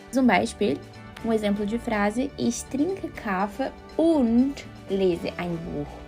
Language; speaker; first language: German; non-native, fluent; Portuguese